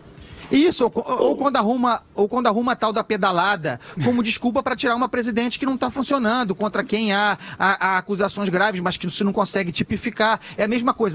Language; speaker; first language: Portuguese; native; Portuguese